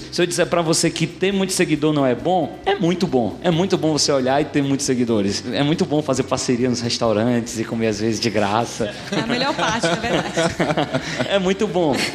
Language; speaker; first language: Portuguese; native; Portuguese